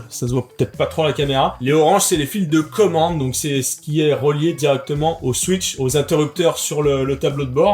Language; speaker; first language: French; native; French